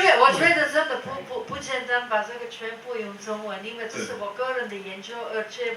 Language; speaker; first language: Chinese; non-native, fluent; Dutch